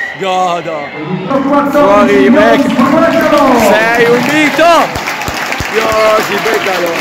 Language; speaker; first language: Italian; native; Italian